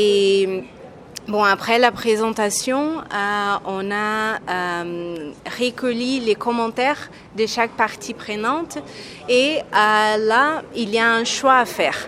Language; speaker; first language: French; non-native, fluent; Portuguese